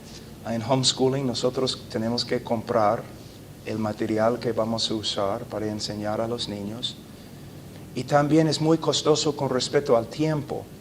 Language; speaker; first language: Spanish; non-native, fluent; English